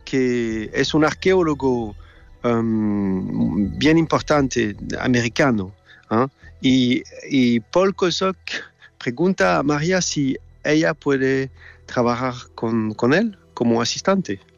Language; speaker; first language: Spanish; non-native, fluent; French